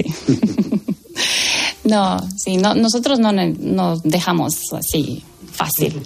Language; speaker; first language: Spanish; non-native, learner; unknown